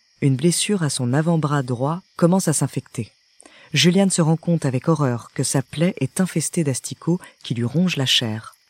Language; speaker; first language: French; native; French